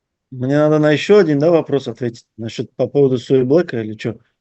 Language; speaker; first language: Russian; native; Russian